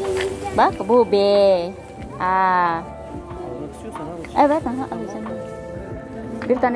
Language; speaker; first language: Turkish; non-native, learner; Indonesian